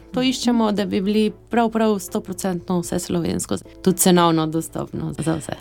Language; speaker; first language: Slovenian; early bilingual, heritage; Slovenian